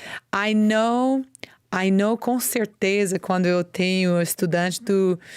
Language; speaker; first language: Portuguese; non-native, learner; English